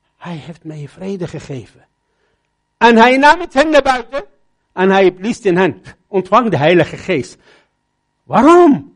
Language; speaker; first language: Dutch; non-native, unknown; Arabic